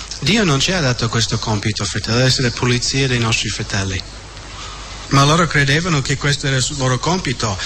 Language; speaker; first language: Italian; non-native, fluent; English